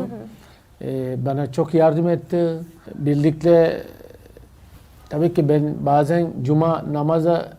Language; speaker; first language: Turkish; non-native, learner; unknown